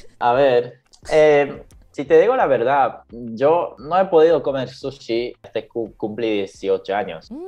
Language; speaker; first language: Spanish; non-native, fluent; Japanese